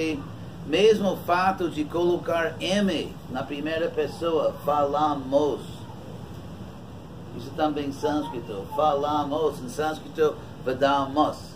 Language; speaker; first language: Portuguese; non-native, fluent; English